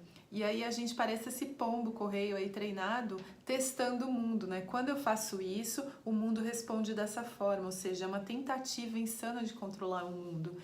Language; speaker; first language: Portuguese; native; Portuguese